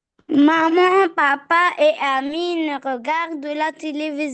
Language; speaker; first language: French; non-native, learner; Arabic